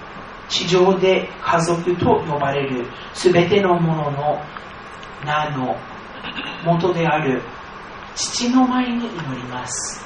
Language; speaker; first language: Japanese; non-native, fluent; English